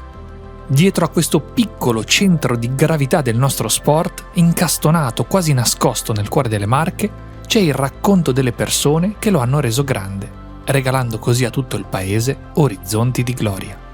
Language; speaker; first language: Italian; native; Italian